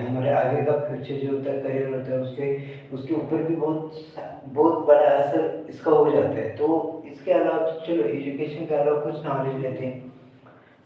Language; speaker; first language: Hindi; non-native, local second language; Marathi